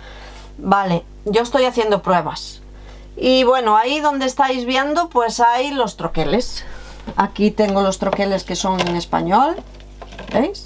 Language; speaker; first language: Spanish; native; Spanish